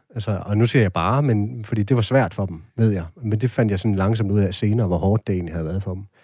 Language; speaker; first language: Danish; native; Danish